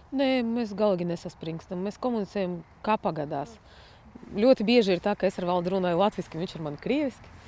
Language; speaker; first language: Latvian; non-native, fluent; Russian